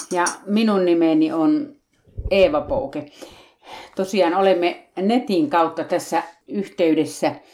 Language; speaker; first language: Finnish; native; Finnish